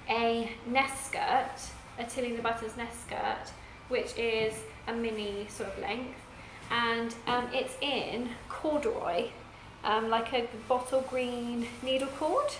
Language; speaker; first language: English; native; English